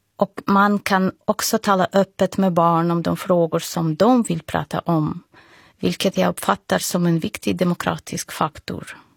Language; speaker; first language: Swedish; non-native, fluent; Russian